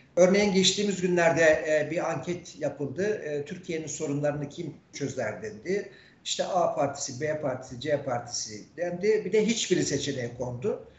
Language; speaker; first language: Turkish; native; Turkish